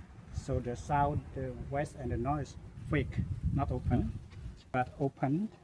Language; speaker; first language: English; non-native, local second language; Khmer